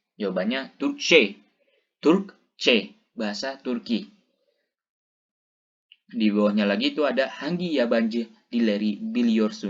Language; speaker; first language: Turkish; non-native, fluent; Indonesian